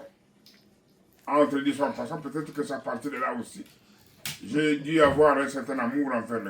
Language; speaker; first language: French; non-native, local second language; Kongo